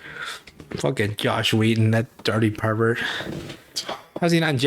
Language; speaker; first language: English; native; English